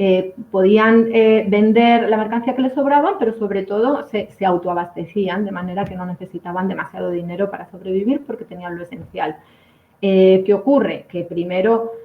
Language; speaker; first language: Spanish; native; Spanish